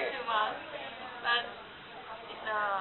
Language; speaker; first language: English; non-native, learner; Japanese